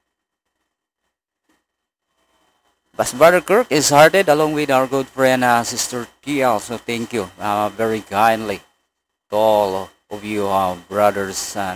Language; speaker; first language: English; non-native, local second language; Cebuano